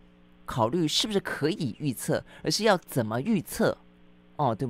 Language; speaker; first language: Chinese; native; Chinese